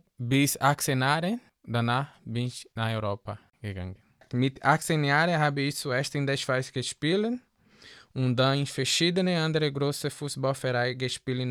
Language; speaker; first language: German; non-native, learner; Portuguese